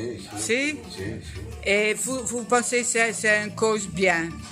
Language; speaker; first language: French; non-native, learner; Dutch